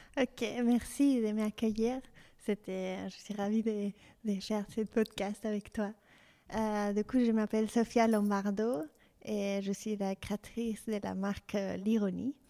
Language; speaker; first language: French; non-native, fluent; Spanish